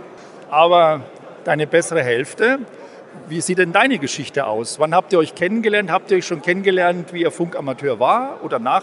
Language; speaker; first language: German; native; German